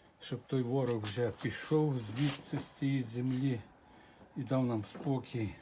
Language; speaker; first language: Ukrainian; native; Ukrainian